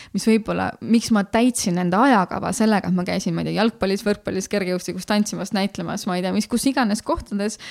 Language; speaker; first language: Estonian; native; Estonian